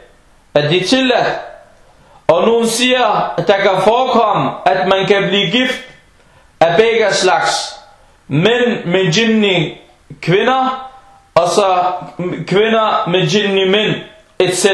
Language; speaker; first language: Danish; non-native, fluent; Arabic